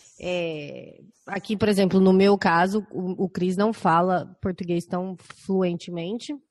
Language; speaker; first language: Portuguese; native; Portuguese